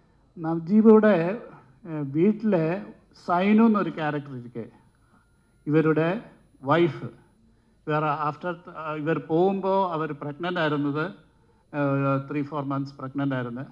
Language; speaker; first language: Tamil; non-native, learner; Malayalam